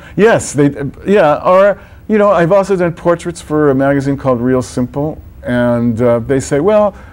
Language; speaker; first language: English; native; English